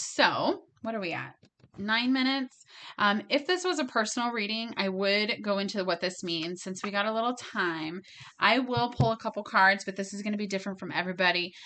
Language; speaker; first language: English; native; English